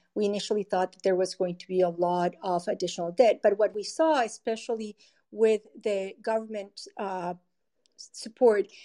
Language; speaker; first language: English; non-native, fluent; Spanish